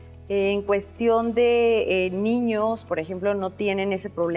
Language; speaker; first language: Spanish; native; Spanish